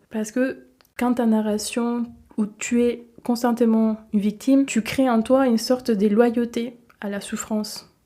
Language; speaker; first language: French; non-native, fluent; Spanish